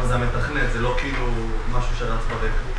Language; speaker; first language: Hebrew; native; Hebrew